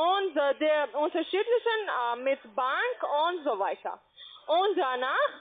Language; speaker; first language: German; non-native, learner; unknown